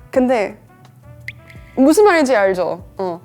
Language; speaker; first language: Korean; non-native, fluent; English